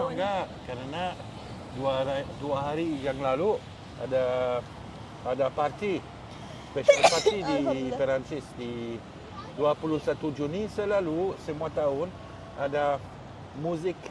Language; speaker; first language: Indonesian; non-native, learner; French